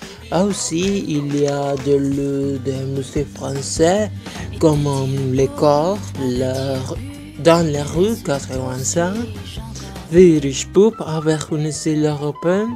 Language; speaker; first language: French; non-native, learner; Spanish